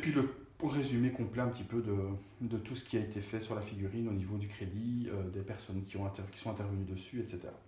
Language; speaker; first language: French; native; French